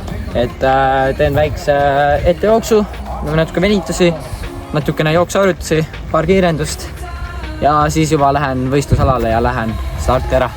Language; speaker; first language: Estonian; native; Estonian